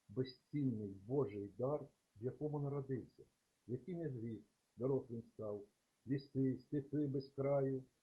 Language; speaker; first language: Ukrainian; native; Ukrainian